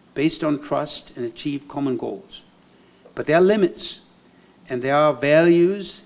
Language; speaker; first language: English; non-native, fluent; German